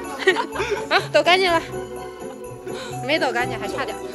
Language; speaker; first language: Chinese; native; Chinese